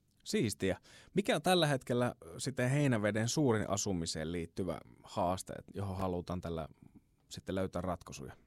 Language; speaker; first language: Finnish; native; Finnish